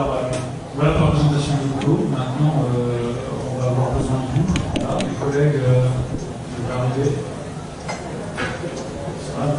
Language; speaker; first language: French; native; French